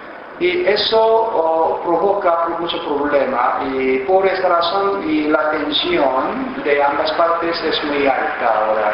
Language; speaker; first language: Spanish; non-native, fluent; Korean